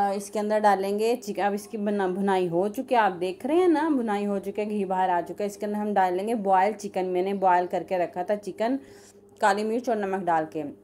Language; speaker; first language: Urdu; native; Urdu